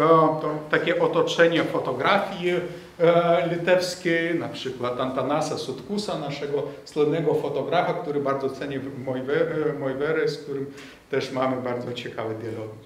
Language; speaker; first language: Polish; non-native, fluent; Lithuanian